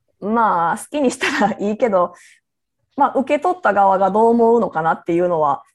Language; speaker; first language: Japanese; native; Japanese